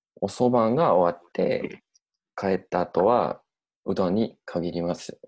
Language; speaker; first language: Japanese; non-native, learner; English